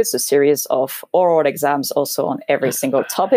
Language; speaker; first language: English; non-native, fluent; French